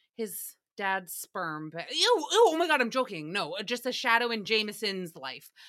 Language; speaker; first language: English; early bilingual, other home language; Armenian